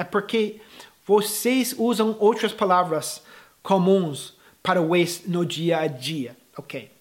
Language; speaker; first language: Portuguese; non-native, fluent; English